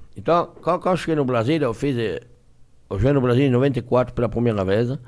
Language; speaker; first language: Portuguese; non-native, fluent; French